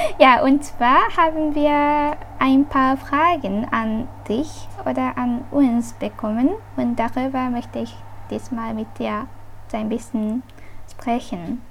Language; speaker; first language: German; non-native, fluent; Japanese